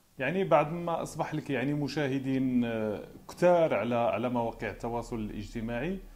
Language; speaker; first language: Arabic; native; Arabic